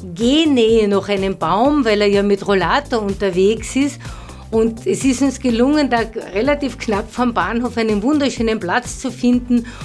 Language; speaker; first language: German; native; German